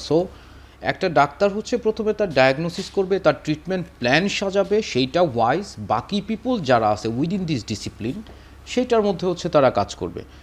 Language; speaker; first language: Bangla; native; Bangla